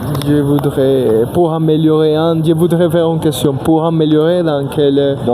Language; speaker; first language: French; non-native, learner; Spanish